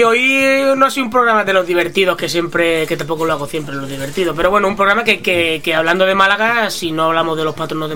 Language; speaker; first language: Spanish; native; Spanish